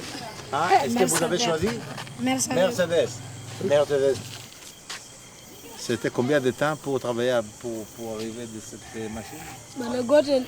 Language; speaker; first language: French; non-native, learner; Hebrew